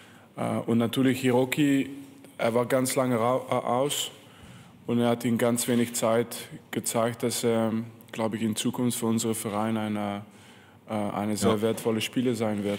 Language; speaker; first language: German; non-native, fluent; French